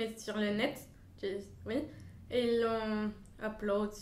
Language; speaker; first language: French; non-native, fluent; Bulgarian